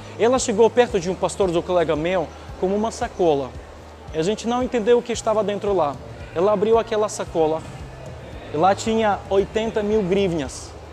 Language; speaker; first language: Portuguese; non-native, fluent; Ukrainian